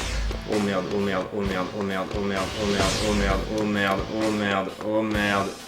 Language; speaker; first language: French; native; French